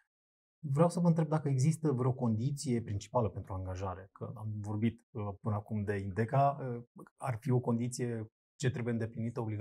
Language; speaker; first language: Romanian; native; Romanian